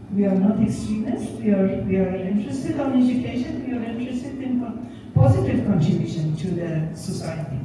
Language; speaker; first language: English; non-native, fluent; Persian